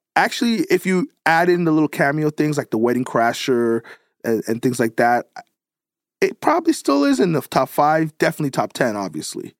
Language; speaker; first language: English; native; English